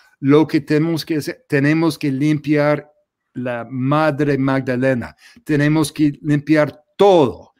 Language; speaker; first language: Spanish; non-native, fluent; English